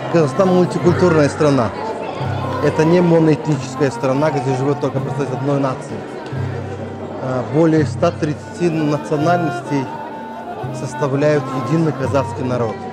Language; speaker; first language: Russian; non-native, fluent; Azerbaijani